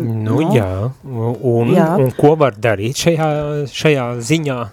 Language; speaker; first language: Latvian; native; Latvian